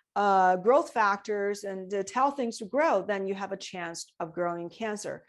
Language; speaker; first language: English; non-native, fluent; Chinese